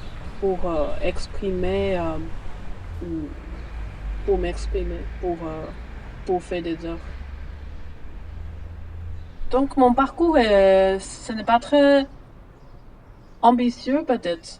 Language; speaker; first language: French; non-native, fluent; Chinese